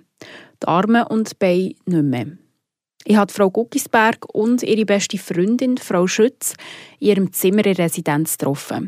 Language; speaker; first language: German; native; German